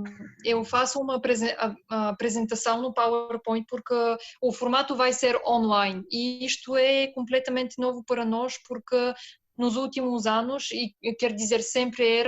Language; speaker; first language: Portuguese; non-native, fluent; Bulgarian